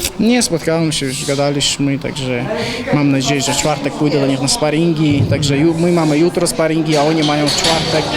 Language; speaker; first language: Polish; non-native, learner; Chechen